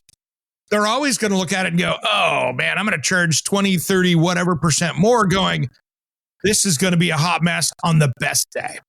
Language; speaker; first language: English; native; English